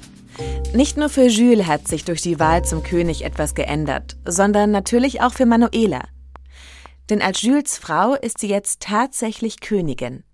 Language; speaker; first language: German; native; German